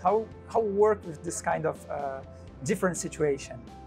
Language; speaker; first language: English; non-native, fluent; Portuguese